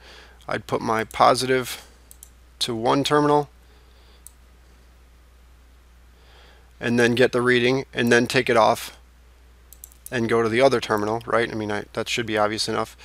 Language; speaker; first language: English; native; English